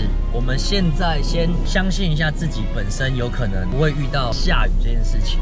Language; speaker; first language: Chinese; native; Chinese